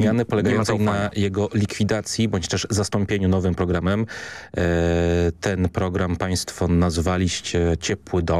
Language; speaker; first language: Polish; native; Polish